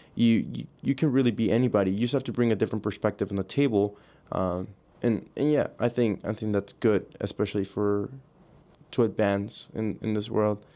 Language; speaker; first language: English; early bilingual, other home language; Spanish